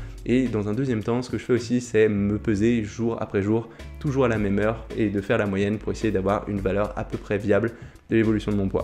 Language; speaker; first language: French; native; French